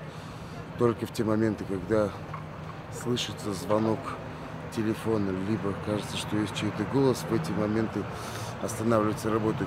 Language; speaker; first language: Russian; non-native, fluent; Armenian